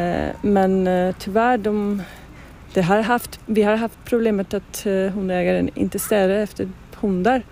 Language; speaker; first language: Swedish; non-native, fluent; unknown